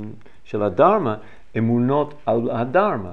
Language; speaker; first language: Hebrew; non-native, fluent; English